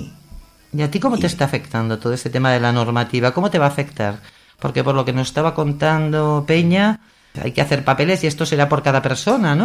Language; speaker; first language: Spanish; native; Spanish